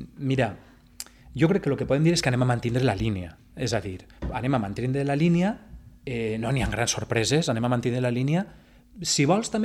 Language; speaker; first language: Catalan; native; Catalan